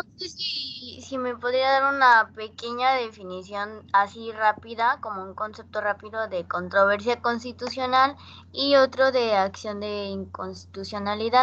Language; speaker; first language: Spanish; native; Spanish